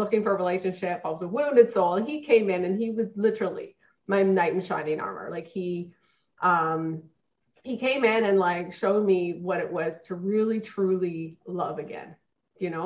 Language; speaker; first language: English; native; English